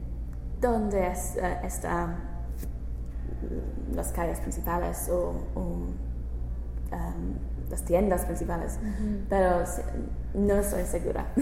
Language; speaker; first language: Spanish; non-native, learner; English